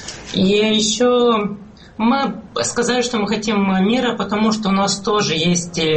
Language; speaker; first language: Russian; non-native, fluent; Romanian